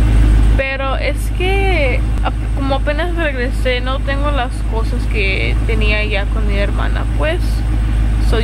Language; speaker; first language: Spanish; early bilingual, other home language; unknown